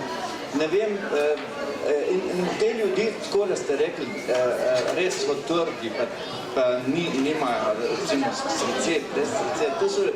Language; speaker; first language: Slovenian; non-native, local second language; Arabic